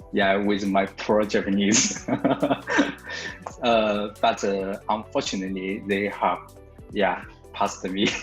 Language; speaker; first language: English; non-native, learner; Chinese